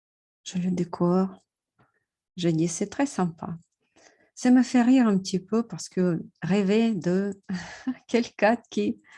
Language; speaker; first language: French; non-native, fluent; Russian